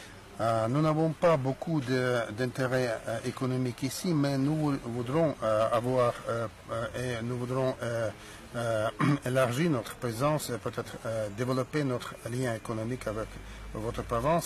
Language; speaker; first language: French; non-native, learner; Russian